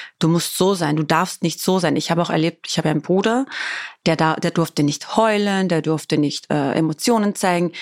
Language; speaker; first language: German; early bilingual, other home language; Albanian